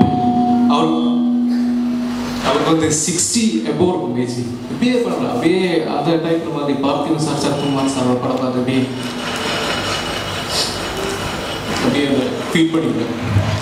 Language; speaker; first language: Tamil; non-native, local second language; Malayalam